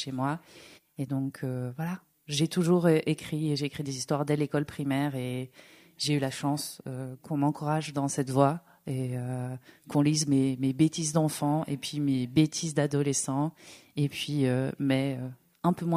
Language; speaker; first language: French; native; French